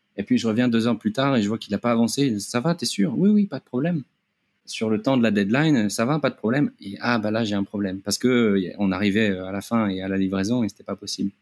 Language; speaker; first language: French; native; French